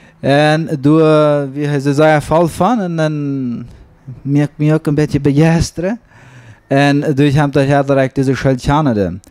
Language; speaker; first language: German; non-native, learner; Plautdietsch